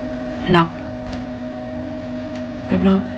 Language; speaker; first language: Indonesian; non-native, learner; Dutch